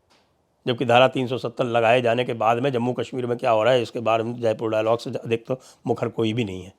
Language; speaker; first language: Hindi; native; Hindi